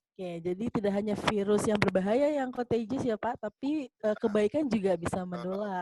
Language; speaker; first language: Indonesian; native; Indonesian